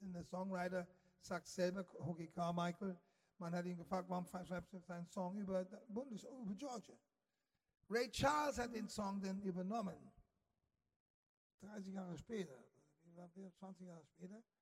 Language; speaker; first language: German; non-native, fluent; English